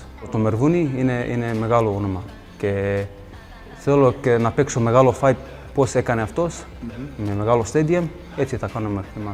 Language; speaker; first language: Greek; early bilingual, heritage; English